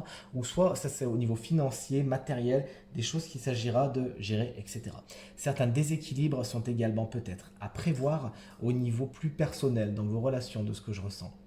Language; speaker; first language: French; native; French